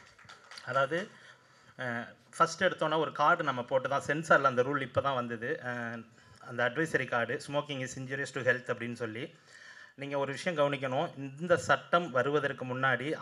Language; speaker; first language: Tamil; native; Tamil